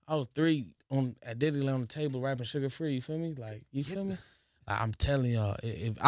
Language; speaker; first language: English; native; English